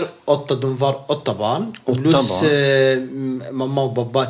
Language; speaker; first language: Swedish; non-native, local second language; Arabic